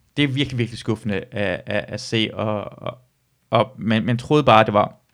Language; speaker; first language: Danish; early bilingual, other home language; Persian